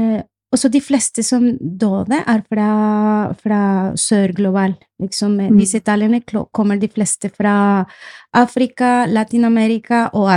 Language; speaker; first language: Norwegian; non-native, fluent; Spanish